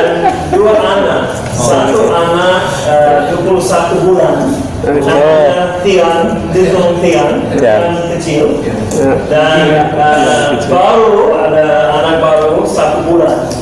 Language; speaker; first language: Indonesian; non-native, fluent; English